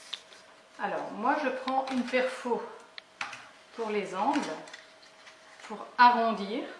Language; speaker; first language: French; native; French